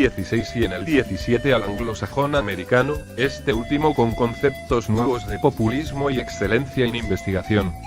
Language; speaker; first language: Spanish; native; Spanish